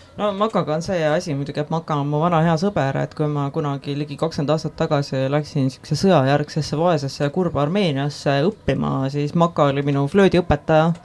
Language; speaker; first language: Estonian; native; Estonian